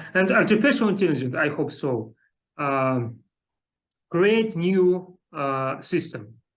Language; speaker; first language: English; non-native, learner; Russian